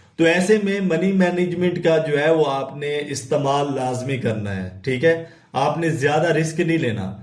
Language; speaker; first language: Urdu; non-native, local second language; Punjabi